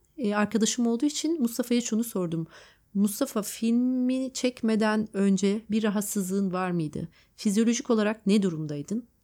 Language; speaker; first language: Turkish; native; Turkish